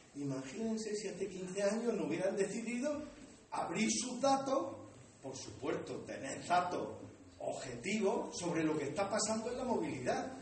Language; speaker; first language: Spanish; native; Spanish